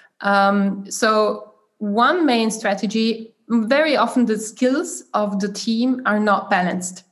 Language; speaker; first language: English; non-native, fluent; German